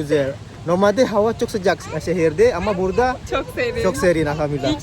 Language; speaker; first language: Turkish; non-native, learner; Indonesian